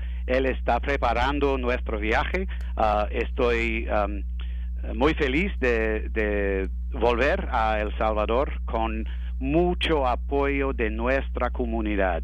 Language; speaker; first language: Spanish; non-native, learner; English